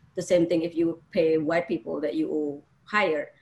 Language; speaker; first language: English; non-native, fluent; Indonesian